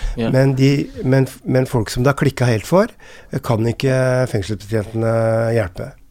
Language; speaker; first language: Norwegian; native; Norwegian